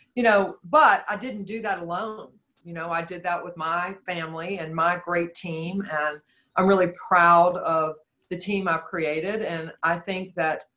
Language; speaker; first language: English; native; English